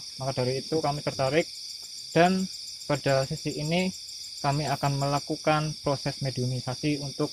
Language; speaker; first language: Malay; non-native, local second language; Javanese